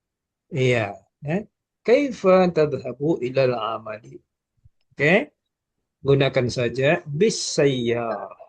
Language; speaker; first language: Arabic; non-native, fluent; Malay